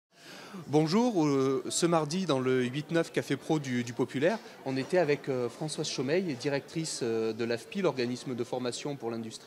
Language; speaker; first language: French; native; French